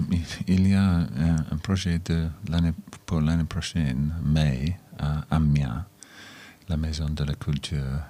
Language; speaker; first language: French; non-native, learner; English